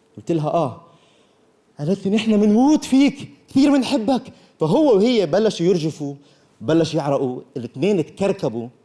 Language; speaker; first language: Arabic; early bilingual, other home language; Korean